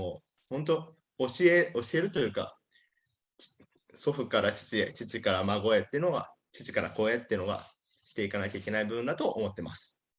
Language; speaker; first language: Japanese; native; Japanese